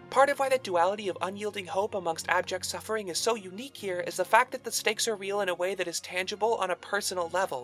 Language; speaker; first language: English; native; English